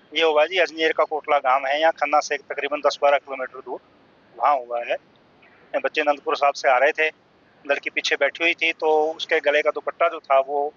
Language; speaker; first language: Hindi; non-native, local second language; Punjabi